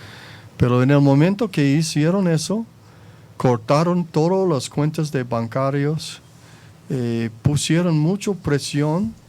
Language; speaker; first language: Spanish; non-native, fluent; English